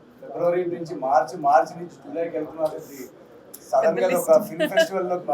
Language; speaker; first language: Telugu; native; Telugu